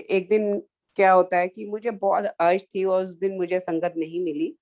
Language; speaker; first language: Hindi; native; Hindi